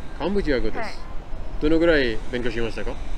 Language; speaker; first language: Japanese; non-native, learner; Khmer